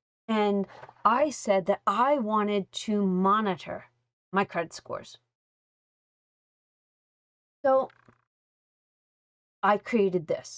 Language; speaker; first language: English; native; English